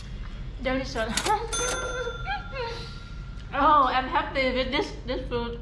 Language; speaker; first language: English; non-native, learner; Thai